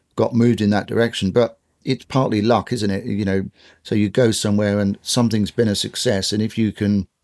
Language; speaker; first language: English; native; English